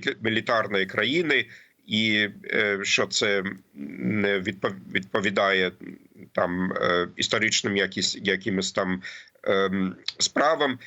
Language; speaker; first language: Ukrainian; non-native, fluent; German